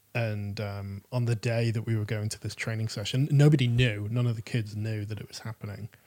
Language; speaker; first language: English; native; English